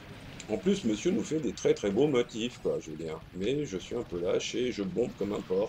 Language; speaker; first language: French; native; French